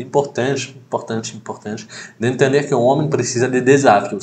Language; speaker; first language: Portuguese; non-native, fluent; French